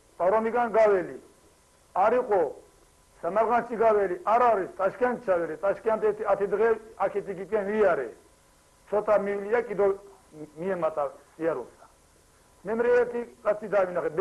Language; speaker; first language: Georgian; non-native, local second language; Turkish